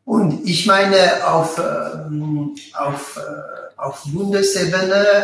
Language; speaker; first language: German; non-native, local second language; French